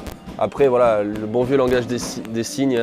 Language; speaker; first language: French; native; French